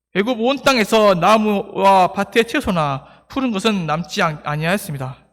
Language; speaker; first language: Korean; native; Korean